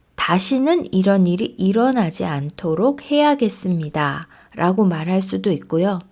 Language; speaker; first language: Korean; native; Korean